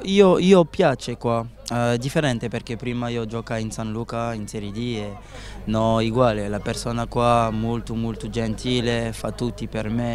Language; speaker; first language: Italian; non-native, learner; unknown